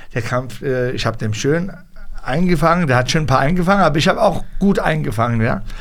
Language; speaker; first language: German; early bilingual, other home language; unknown